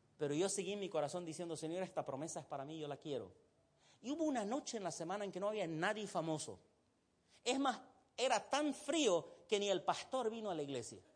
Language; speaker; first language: Spanish; non-native, fluent; Arabic